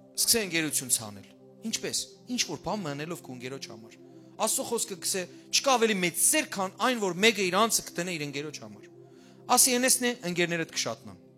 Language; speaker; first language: Armenian; early bilingual, heritage; Armenian